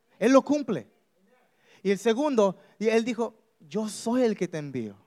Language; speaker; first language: Spanish; early bilingual, heritage; Spanish